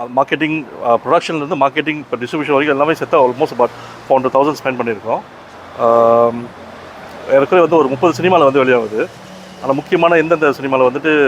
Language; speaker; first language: Tamil; native; Tamil